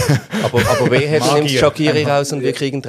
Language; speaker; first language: German; native; German